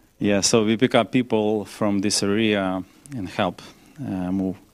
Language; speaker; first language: English; non-native, learner; Ukrainian